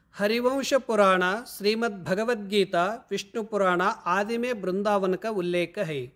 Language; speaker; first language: Hindi; non-native, local second language; Kannada